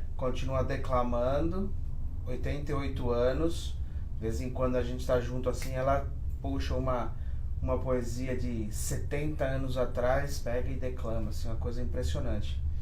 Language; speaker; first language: Portuguese; early bilingual, other home language; Spanish